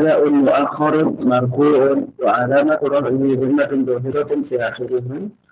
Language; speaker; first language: Arabic; non-native, learner; Indonesian